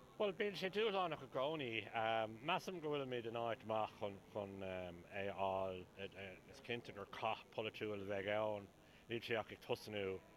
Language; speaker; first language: Irish; non-native, local second language; English